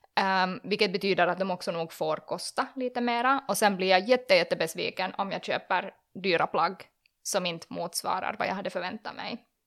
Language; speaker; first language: Swedish; native; Swedish